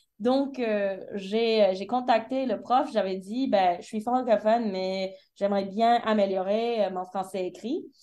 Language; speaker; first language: French; early bilingual, heritage; French